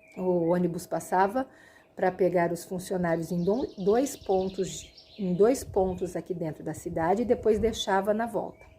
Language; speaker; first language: Portuguese; native; Portuguese